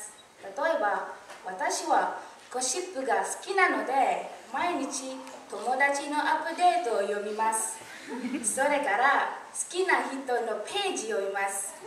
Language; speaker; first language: Japanese; non-native, learner; English